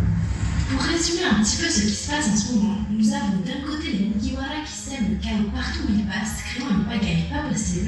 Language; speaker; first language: French; native; French